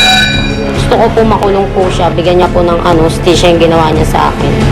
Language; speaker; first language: Filipino; native; Filipino